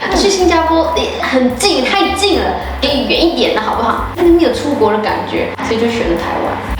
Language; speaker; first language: Chinese; native; Chinese